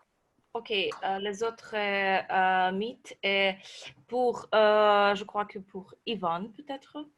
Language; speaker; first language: French; non-native, learner; Russian